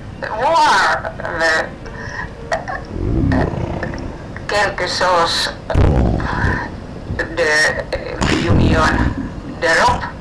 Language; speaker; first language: French; non-native, learner; Finnish